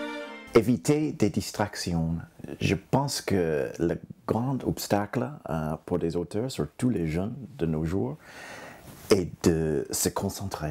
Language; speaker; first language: French; non-native, fluent; English